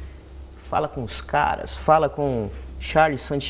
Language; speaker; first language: Portuguese; native; Portuguese